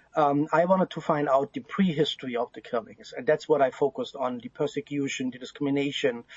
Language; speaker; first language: English; non-native, fluent; German